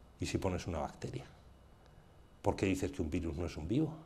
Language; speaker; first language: Spanish; native; Spanish